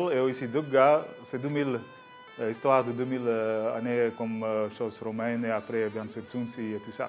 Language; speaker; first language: French; non-native, learner; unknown